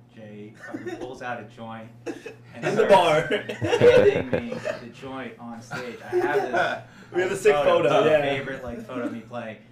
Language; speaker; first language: English; native; English